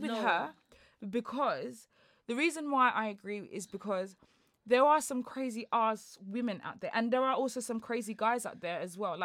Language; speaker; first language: English; native; English